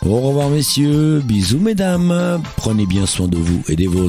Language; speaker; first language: French; native; French